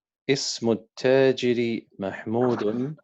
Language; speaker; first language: Arabic; non-native, fluent; English